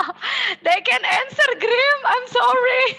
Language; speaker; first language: English; non-native, fluent; Indonesian